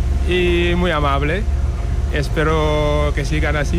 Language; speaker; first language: Spanish; non-native, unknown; Wolof